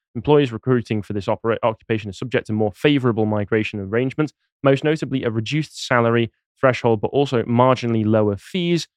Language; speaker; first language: English; native; English